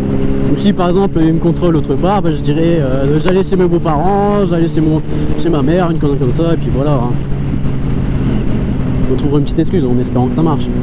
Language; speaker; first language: French; native; French